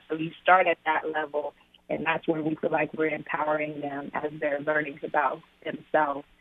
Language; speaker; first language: English; native; English